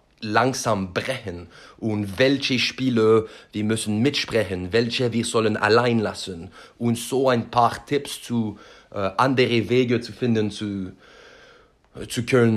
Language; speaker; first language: German; non-native, learner; French